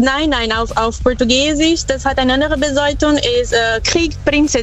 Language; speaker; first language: German; non-native, fluent; Portuguese